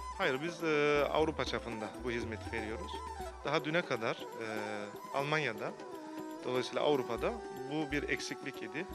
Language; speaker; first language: Turkish; early bilingual, heritage; Turkish